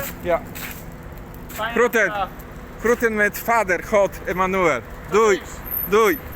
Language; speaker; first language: Dutch; non-native, learner; Polish